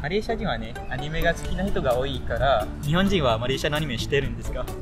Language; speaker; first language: Japanese; non-native, fluent; Malay